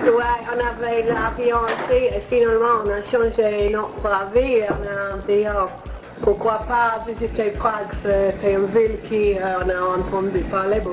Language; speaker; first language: French; non-native, learner; English